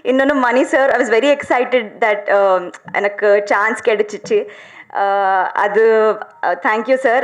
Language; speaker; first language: Tamil; non-native, learner; Telugu